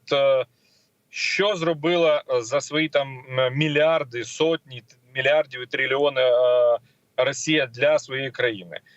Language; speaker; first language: Ukrainian; non-native, local second language; Russian